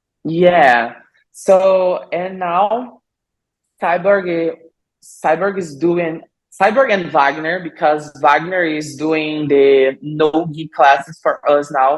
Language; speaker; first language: English; non-native, learner; Portuguese